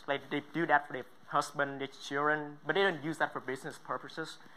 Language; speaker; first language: English; non-native, fluent; Vietnamese